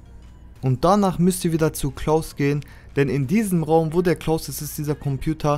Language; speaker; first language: German; native; German